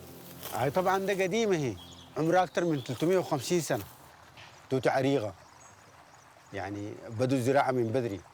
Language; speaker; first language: Arabic; native; Arabic